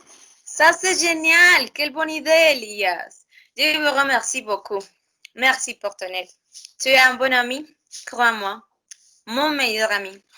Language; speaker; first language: French; non-native, learner; Spanish